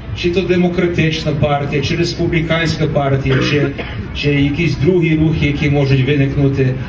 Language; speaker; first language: Ukrainian; early bilingual, heritage; Ukrainian